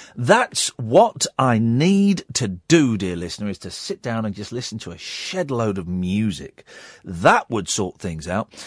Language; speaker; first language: English; native; English